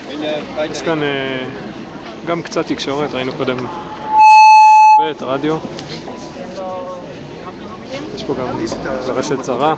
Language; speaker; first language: Hebrew; native; Hebrew